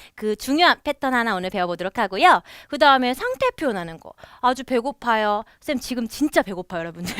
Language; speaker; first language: Korean; native; Korean